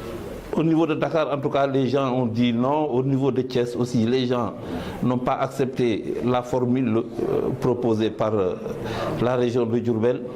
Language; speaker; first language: French; non-native, local second language; Wolof